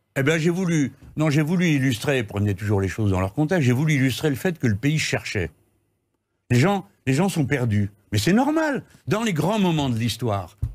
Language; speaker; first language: French; native; French